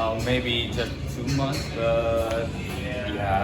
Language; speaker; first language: English; non-native, learner; Korean